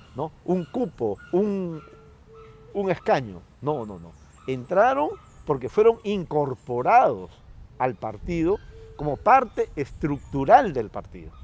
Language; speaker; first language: Spanish; non-native, local second language; Quechua